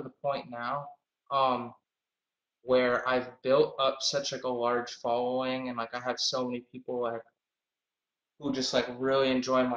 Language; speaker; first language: English; native; English